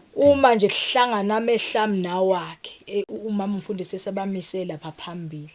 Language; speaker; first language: Zulu; native; Zulu